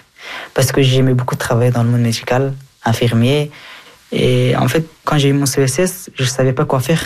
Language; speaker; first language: French; early bilingual, other home language; Persian